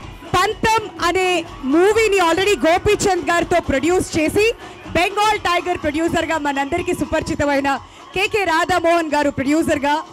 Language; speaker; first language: Telugu; native; Telugu